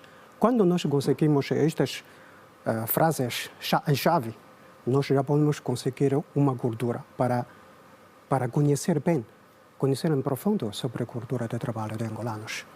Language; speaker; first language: Portuguese; non-native, learner; Chinese